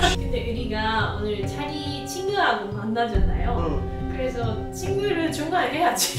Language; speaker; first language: Korean; non-native, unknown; Japanese